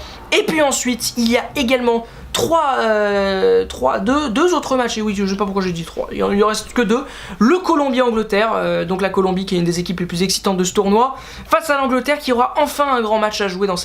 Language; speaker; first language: French; native; French